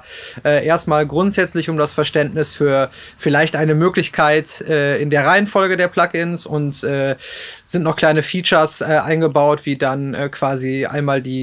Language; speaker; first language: German; native; German